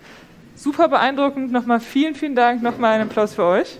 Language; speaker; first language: German; native; German